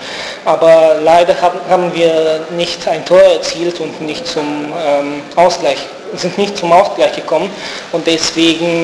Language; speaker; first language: German; non-native, fluent; Bulgarian